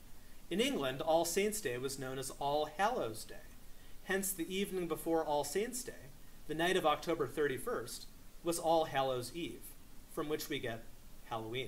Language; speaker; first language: English; native; English